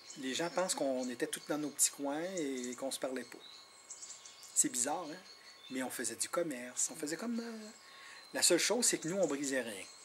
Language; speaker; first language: French; non-native, local second language; Innu-aimun